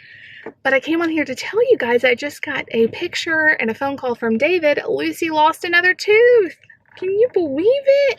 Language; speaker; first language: English; native; English